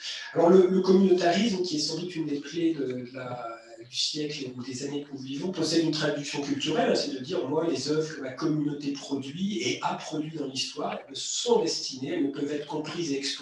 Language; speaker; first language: French; native; French